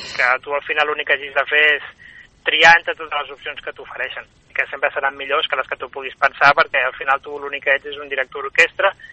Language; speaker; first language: Catalan; native; Catalan